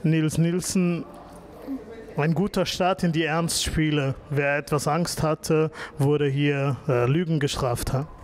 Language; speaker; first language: German; native; German